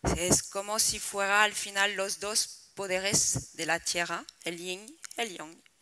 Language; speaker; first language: Spanish; non-native, fluent; French